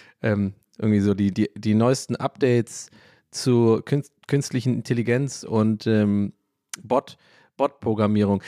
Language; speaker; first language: German; early bilingual, other home language; English